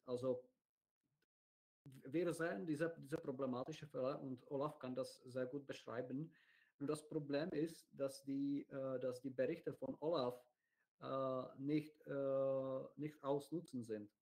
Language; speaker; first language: German; non-native, learner; Czech